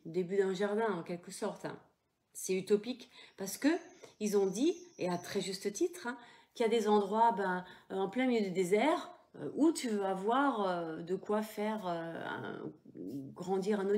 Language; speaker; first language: French; native; French